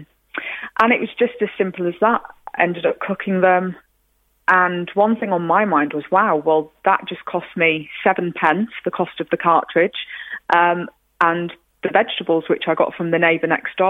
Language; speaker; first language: English; native; English